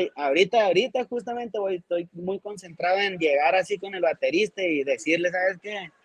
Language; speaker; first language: Spanish; non-native, local second language; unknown